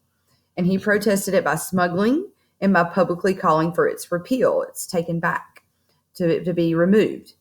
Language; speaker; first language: English; native; English